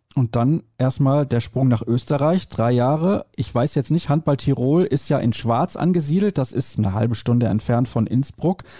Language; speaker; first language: German; native; German